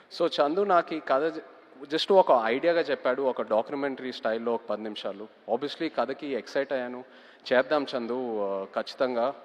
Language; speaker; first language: Telugu; native; Telugu